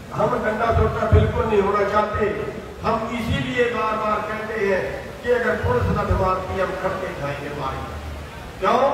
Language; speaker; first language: Hindi; native; Hindi